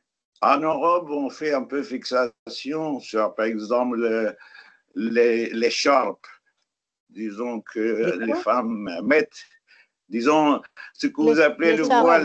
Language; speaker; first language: French; non-native, fluent; Arabic